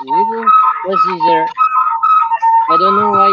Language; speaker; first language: English; non-native, fluent; French